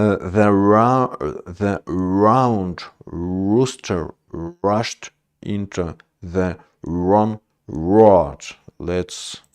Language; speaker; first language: English; non-native, learner; Russian